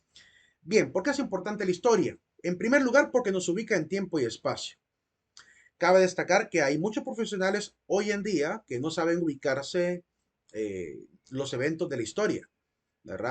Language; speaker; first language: Spanish; native; Spanish